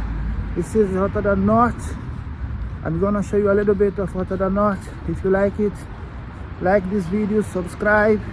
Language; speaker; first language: English; non-native, learner; Portuguese